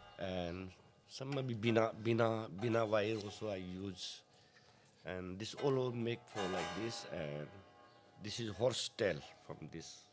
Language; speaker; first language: English; non-native, learner; Hindi